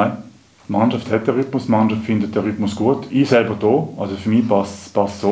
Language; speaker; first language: German; native; German